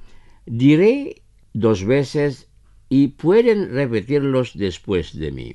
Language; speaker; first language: Spanish; non-native, fluent; Indonesian